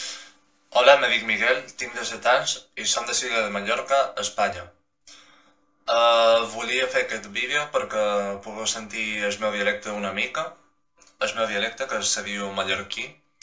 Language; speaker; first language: Catalan; non-native, local second language; Spanish